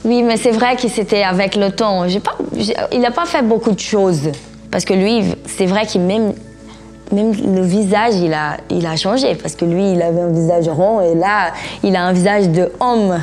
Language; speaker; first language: French; non-native, fluent; Portuguese